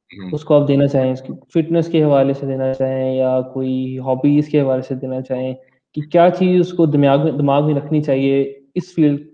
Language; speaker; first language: Urdu; native; Urdu